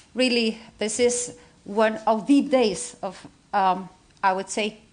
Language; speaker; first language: English; non-native, fluent; Slovenian